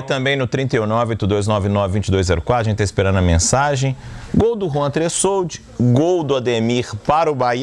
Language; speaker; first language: Portuguese; native; Portuguese